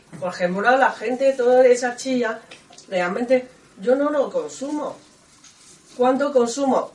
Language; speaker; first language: Spanish; non-native, learner; Chinese